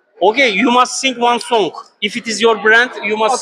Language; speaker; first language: English; non-native, learner; Turkish